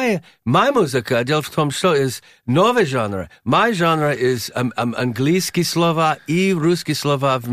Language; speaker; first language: Russian; non-native, learner; English